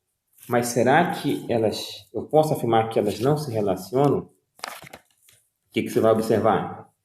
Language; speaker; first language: Portuguese; native; Portuguese